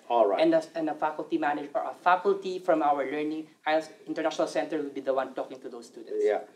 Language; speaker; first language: English; non-native, local second language; Filipino